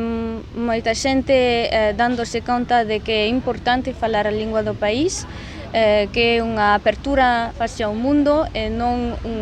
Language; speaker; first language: Galician; non-native, fluent; French